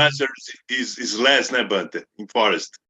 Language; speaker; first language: English; non-native, learner; Portuguese